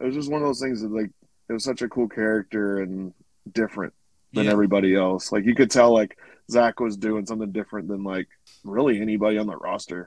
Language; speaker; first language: English; native; English